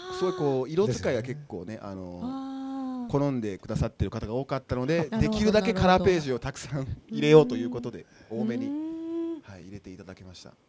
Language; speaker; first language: Japanese; native; Japanese